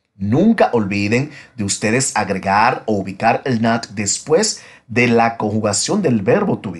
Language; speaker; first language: Spanish; native; Spanish